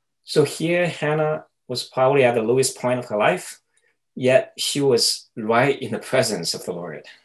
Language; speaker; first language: English; non-native, fluent; Chinese